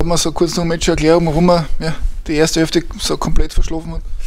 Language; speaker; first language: German; native; German